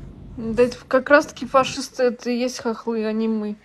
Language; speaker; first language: Russian; native; Russian